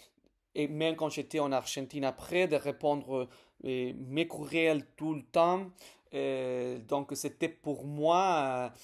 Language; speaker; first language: French; non-native, fluent; Spanish